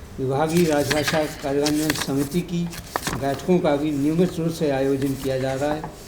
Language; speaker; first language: Hindi; native; Hindi